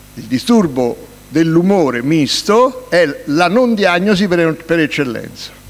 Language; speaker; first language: Italian; native; Italian